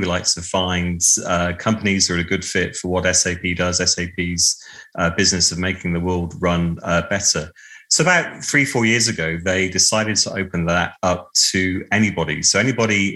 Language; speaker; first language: English; native; English